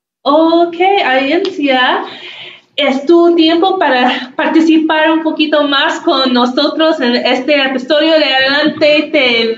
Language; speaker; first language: Spanish; non-native, learner; English